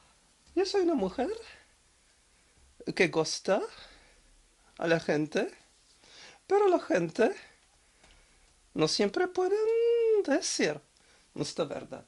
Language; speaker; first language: Spanish; non-native, learner; French